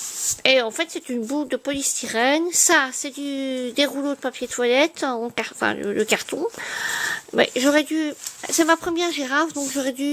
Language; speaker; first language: French; native; French